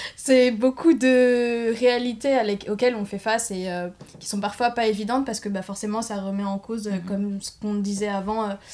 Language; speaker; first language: French; native; French